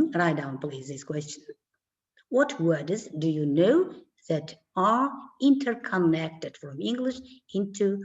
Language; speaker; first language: English; non-native, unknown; Kazakh